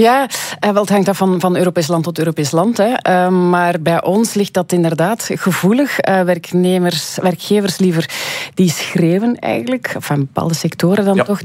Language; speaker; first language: Dutch; native; Dutch